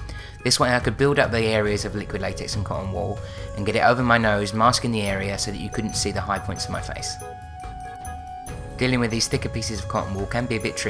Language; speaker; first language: English; native; English